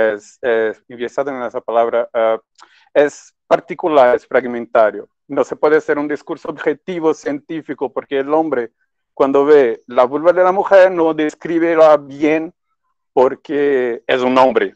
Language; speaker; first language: Spanish; non-native, fluent; Portuguese